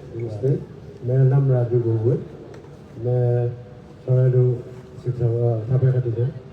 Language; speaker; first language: Hindi; non-native, local second language; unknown